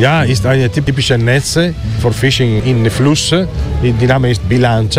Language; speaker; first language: German; non-native, learner; Italian